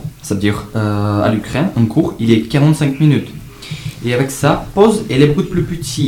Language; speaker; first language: French; non-native, learner; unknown